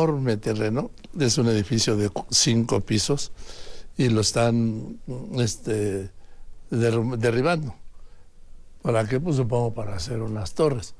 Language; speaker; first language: Spanish; native; Spanish